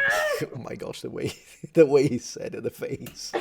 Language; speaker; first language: English; non-native, fluent; Italian